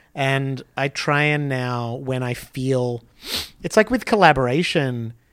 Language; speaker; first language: English; native; English